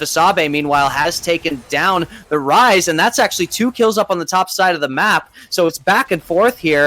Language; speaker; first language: English; native; English